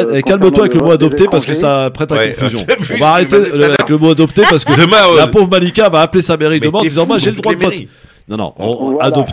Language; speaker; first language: French; native; French